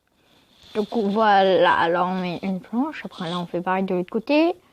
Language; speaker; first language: French; native; French